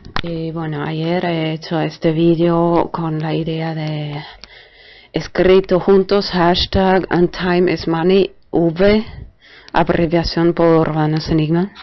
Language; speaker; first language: Spanish; non-native, fluent; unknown